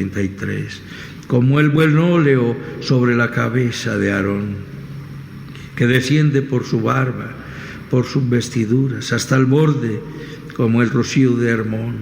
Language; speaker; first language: Spanish; native; Spanish